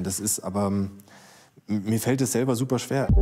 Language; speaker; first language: German; native; German